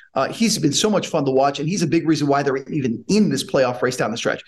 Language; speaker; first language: English; native; English